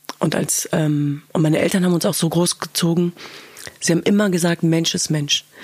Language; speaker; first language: German; early bilingual, other home language; Kurdish